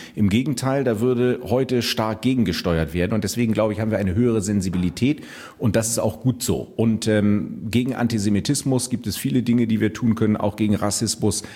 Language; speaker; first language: German; native; German